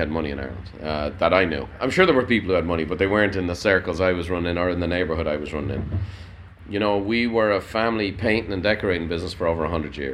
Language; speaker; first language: English; native; English